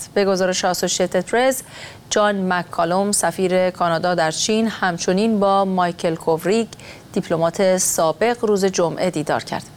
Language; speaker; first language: Persian; native; Persian